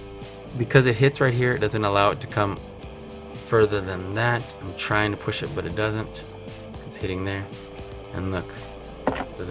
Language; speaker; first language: English; native; English